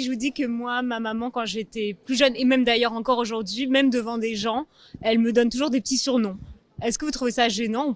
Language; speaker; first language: French; native; French